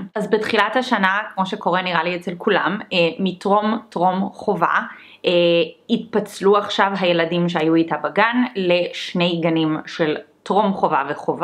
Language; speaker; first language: Hebrew; early bilingual, other home language; English